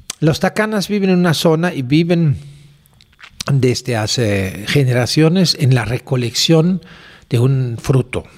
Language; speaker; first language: Spanish; non-native, fluent; German